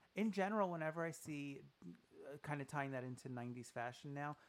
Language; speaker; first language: English; native; English